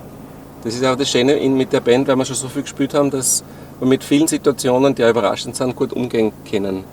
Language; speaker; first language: German; native; German